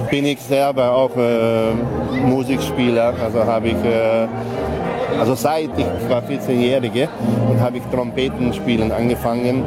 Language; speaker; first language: German; non-native, local second language; Hungarian